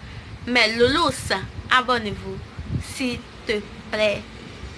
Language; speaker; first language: French; non-native, learner; Haitian Creole